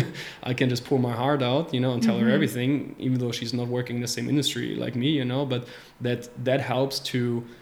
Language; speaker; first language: English; non-native, fluent; German